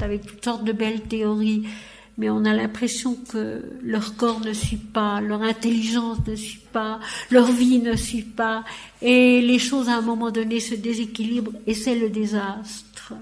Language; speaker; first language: French; native; French